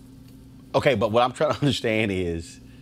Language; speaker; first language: English; native; English